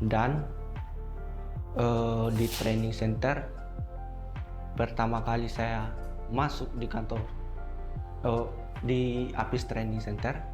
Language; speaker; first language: Indonesian; non-native, local second language; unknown